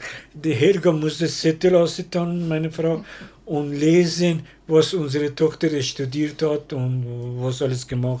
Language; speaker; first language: German; non-native, learner; Persian